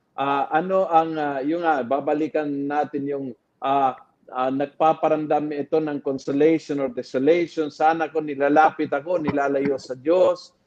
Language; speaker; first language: Filipino; non-native, fluent; Spanish